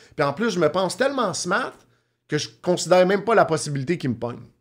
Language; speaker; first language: French; native; French